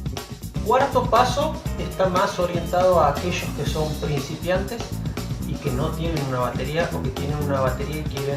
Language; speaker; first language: Spanish; native; Spanish